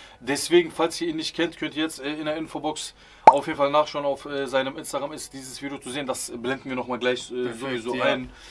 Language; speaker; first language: German; early bilingual, other home language; Turkish